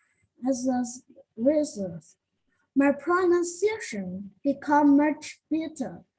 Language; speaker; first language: English; non-native, learner; Vietnamese